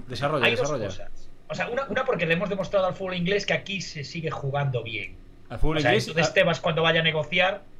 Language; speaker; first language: Spanish; native; Spanish